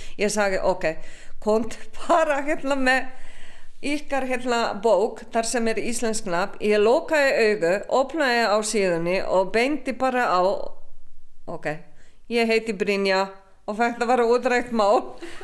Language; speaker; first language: Icelandic; non-native, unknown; Slovenian